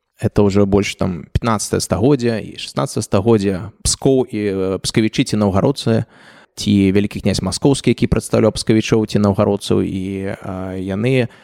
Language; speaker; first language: Belarusian; non-native, local second language; Russian